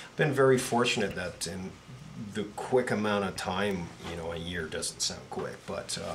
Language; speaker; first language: English; native; English